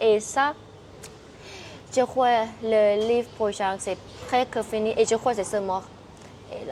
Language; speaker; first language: French; non-native, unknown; Thai